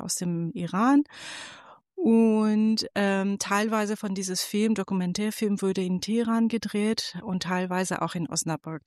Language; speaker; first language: German; non-native, fluent; Persian